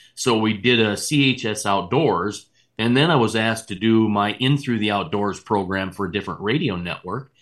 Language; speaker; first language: English; native; English